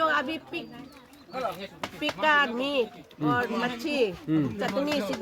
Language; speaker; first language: Hindi; non-native, local second language; Rongmei Naga